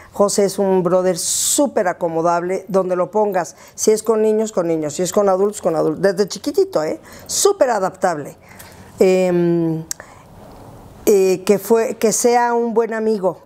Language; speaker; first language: Spanish; native; Spanish